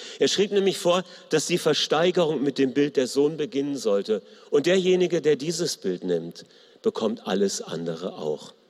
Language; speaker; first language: German; native; German